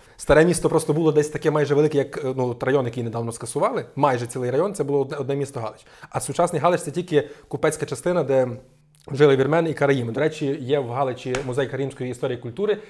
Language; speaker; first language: Ukrainian; native; Ukrainian